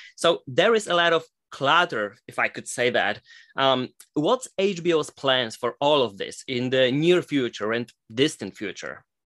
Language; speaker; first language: English; non-native, fluent; Polish